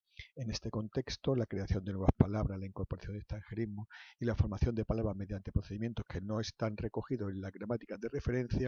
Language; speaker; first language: Spanish; native; Spanish